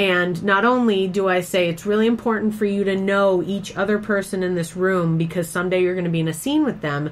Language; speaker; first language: English; native; English